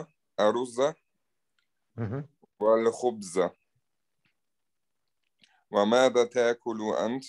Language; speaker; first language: Arabic; non-native, learner; German